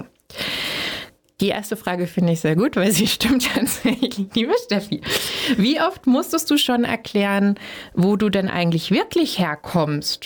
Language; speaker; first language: German; native; German